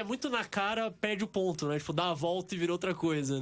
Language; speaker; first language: Portuguese; native; Portuguese